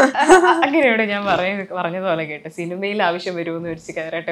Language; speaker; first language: Malayalam; native; Malayalam